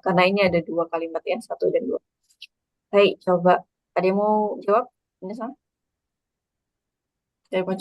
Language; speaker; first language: Indonesian; native; Indonesian